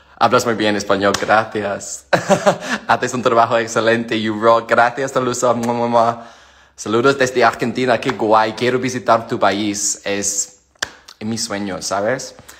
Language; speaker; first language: Spanish; non-native, learner; English